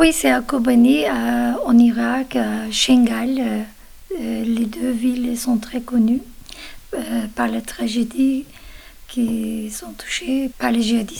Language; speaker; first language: French; non-native, fluent; Kurdish